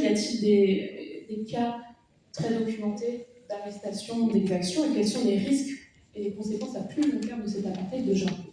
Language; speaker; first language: French; native; French